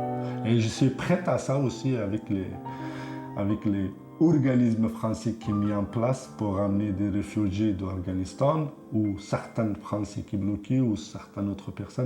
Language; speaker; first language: French; non-native, learner; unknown